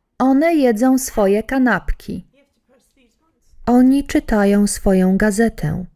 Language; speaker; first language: Polish; non-native, learner; English